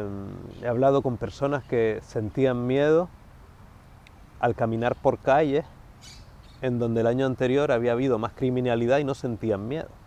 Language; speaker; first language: Spanish; native; Spanish